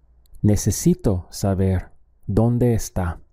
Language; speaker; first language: Spanish; non-native, fluent; English